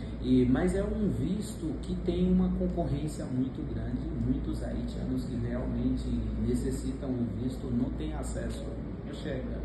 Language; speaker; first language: Portuguese; non-native, fluent; Haitian Creole